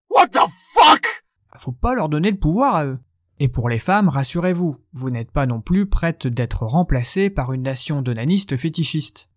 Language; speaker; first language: French; native; French